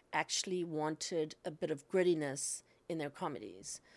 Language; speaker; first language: English; native; English